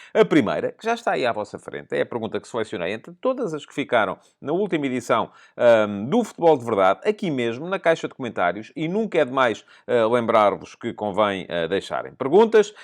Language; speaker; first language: Portuguese; native; Portuguese